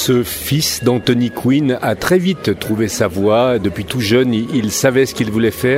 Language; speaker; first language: French; native; French